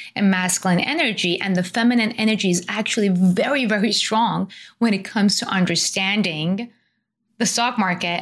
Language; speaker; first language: English; non-native, fluent; Persian